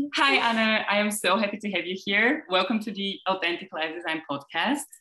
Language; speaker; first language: English; non-native, fluent; Bulgarian